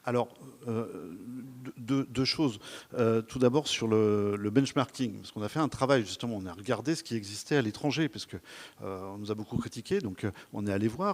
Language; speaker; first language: French; native; French